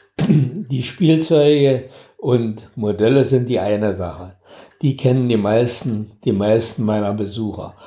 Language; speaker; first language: German; native; German